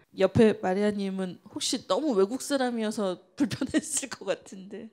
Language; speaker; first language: Korean; native; Korean